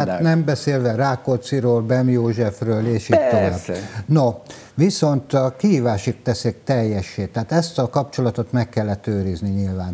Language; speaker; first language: Hungarian; native; Hungarian